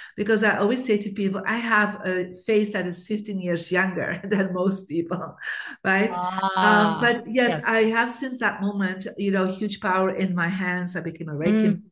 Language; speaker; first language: English; non-native, fluent; Dutch